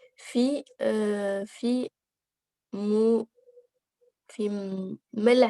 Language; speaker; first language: Arabic; non-native, learner; French